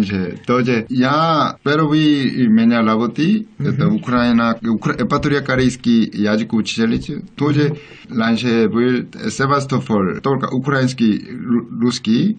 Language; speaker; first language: Russian; non-native, learner; Korean